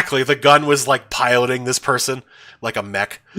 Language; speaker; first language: English; native; English